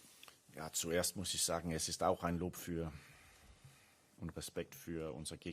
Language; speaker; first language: German; non-native, learner; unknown